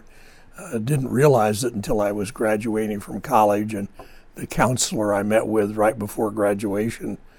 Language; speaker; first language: English; native; English